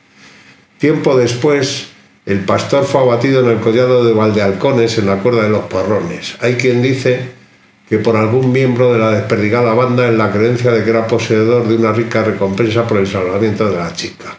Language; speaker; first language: Spanish; native; Spanish